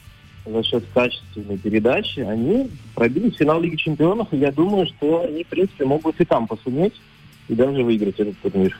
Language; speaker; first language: Russian; native; Russian